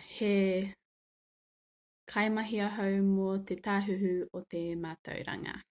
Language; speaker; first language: Māori; non-native, local second language; English